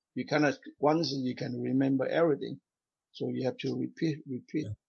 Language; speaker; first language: English; non-native, fluent; Vietnamese